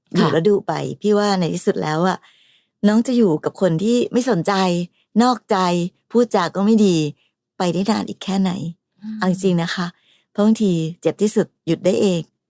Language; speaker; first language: Thai; native; Thai